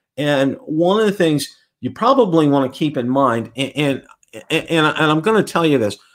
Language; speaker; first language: English; native; English